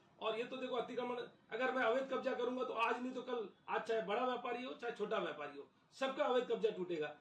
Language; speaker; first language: Hindi; native; Hindi